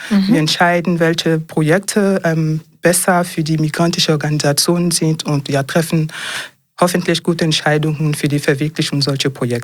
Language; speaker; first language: German; non-native, fluent; French